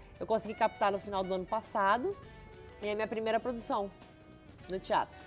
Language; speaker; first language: Portuguese; native; Portuguese